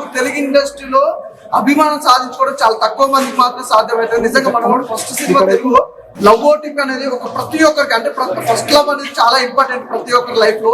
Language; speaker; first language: Telugu; native; Telugu